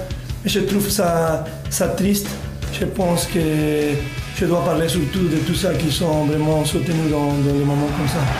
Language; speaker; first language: French; non-native, fluent; Spanish